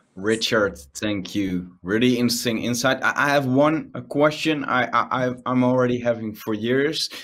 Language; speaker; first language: English; non-native, fluent; Dutch